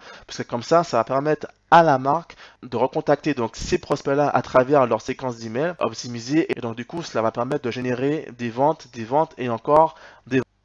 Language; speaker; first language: French; native; French